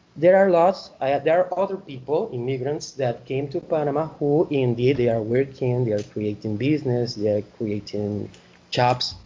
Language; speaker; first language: English; non-native, fluent; Spanish